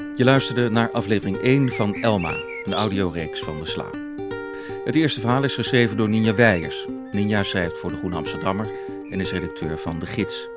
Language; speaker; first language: Dutch; native; Dutch